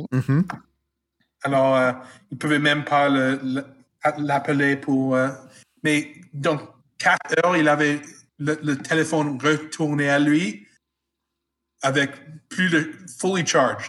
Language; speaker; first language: French; non-native, fluent; English